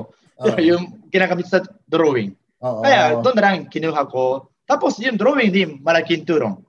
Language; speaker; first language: Filipino; non-native, learner; Japanese